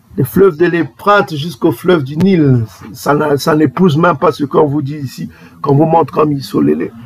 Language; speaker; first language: French; non-native, local second language; Kongo